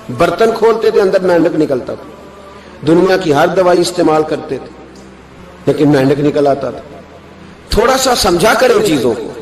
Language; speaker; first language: Urdu; non-native, local second language; Punjabi